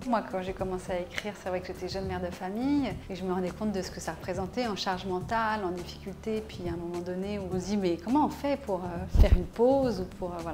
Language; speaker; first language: French; native; French